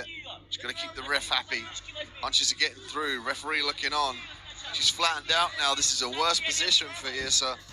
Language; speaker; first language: English; native; English